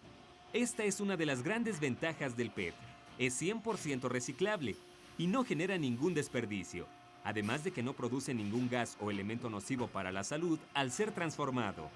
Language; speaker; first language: Spanish; native; Spanish